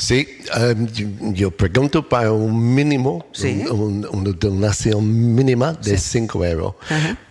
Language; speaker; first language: Spanish; non-native, learner; English